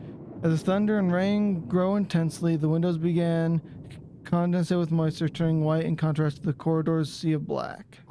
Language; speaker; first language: English; native; English